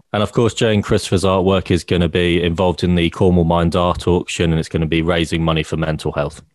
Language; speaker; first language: English; native; English